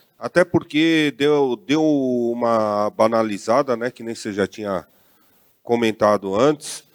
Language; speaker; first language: Portuguese; native; Portuguese